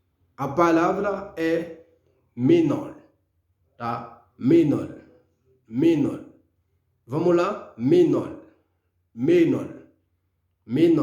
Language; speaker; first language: Portuguese; non-native, fluent; Haitian Creole